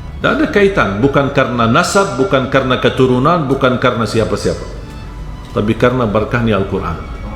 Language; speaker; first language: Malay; non-native, fluent; Arabic